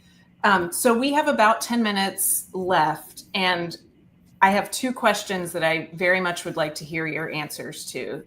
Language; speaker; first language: English; native; English